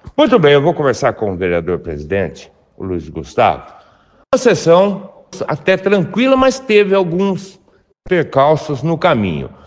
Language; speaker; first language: Portuguese; native; Portuguese